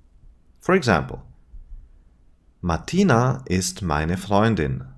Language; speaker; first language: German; non-native, fluent; English